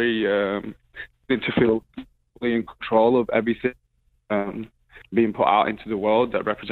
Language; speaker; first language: English; native; English